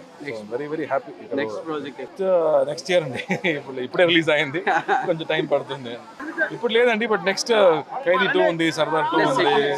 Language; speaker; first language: Telugu; non-native, fluent; Tamil